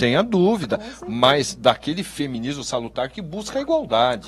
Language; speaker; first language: Portuguese; native; Portuguese